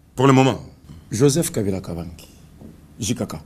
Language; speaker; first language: French; non-native, local second language; Swahili